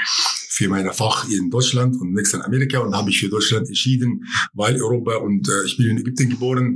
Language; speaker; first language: German; non-native, fluent; Arabic